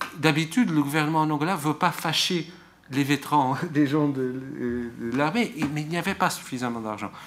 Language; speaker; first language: French; non-native, fluent; Portuguese